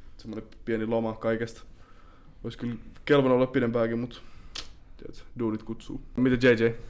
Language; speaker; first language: Finnish; native; Finnish